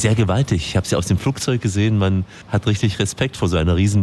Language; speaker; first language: German; native; German